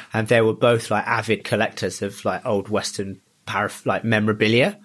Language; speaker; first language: English; early bilingual, other home language; Japanese